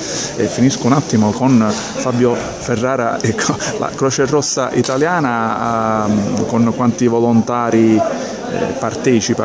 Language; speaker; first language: Italian; native; Italian